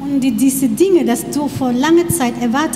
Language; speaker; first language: German; non-native, learner; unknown